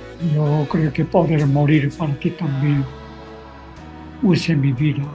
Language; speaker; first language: Spanish; non-native, learner; Korean